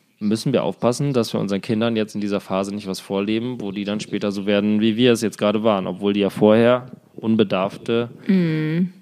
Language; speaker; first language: German; native; German